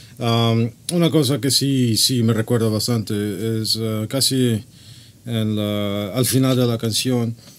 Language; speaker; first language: Spanish; non-native, learner; English